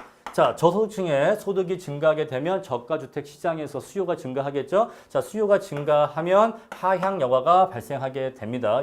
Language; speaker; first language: Korean; native; Korean